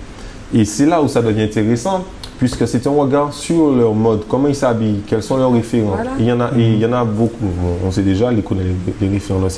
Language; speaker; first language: French; native; French